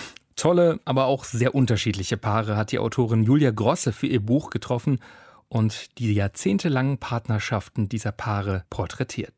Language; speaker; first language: German; native; German